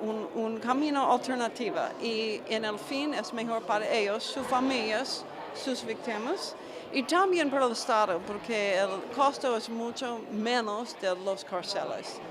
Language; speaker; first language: Spanish; non-native, fluent; English